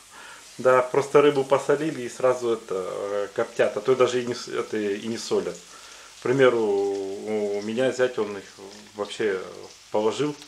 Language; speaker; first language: Russian; native; Russian